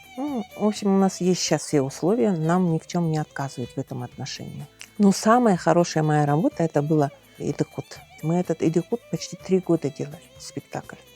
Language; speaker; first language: Russian; non-native, local second language; Uyghur